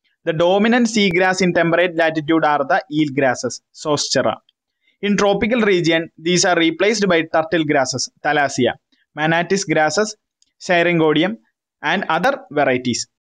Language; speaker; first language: English; non-native, local second language; Malayalam